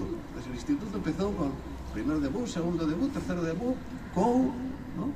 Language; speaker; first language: Spanish; native; Spanish